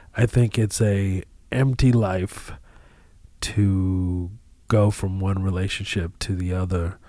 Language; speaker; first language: English; early bilingual, other home language; Arabic